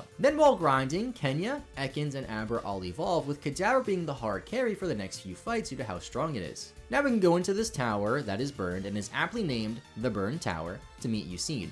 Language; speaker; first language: English; native; English